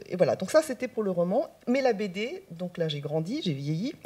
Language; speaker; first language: French; non-native, local second language; Chinese